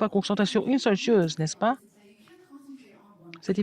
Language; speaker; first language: French; non-native, fluent; Korean